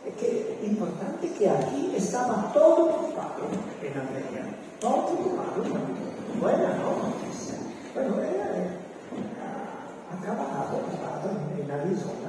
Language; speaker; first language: Spanish; non-native, learner; Italian